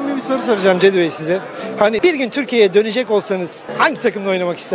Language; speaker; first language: Turkish; native; Turkish